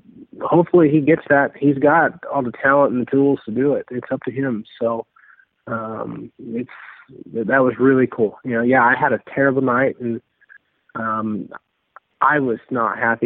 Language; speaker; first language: English; native; English